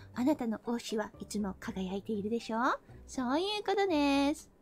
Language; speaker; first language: Japanese; non-native, fluent; English